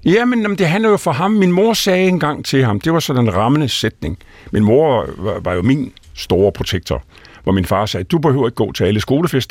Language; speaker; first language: Danish; native; Danish